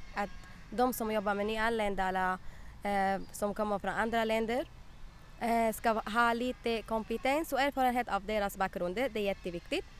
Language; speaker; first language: Swedish; non-native, learner; Arabic